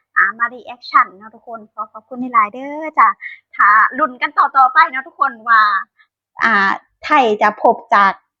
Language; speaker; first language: Thai; native; Thai